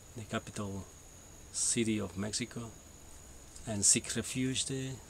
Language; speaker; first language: English; non-native, fluent; Spanish